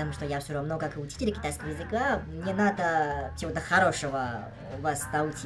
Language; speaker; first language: Russian; non-native, fluent; Chinese